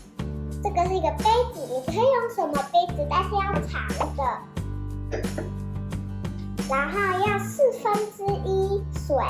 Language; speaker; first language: Chinese; early bilingual, heritage; Chinese